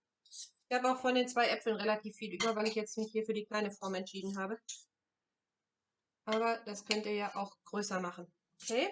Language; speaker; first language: German; non-native, fluent; French